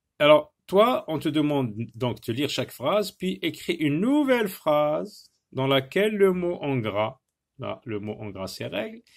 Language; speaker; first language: French; non-native, local second language; Arabic